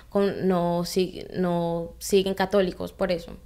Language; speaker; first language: Spanish; early bilingual, heritage; Spanish